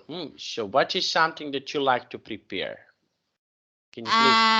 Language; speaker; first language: English; non-native, fluent; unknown